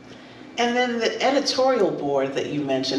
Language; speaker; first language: English; native; English